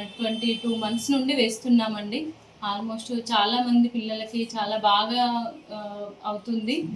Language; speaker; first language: Telugu; native; Telugu